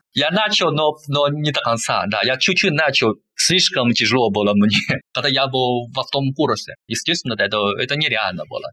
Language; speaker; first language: Russian; non-native, fluent; Chinese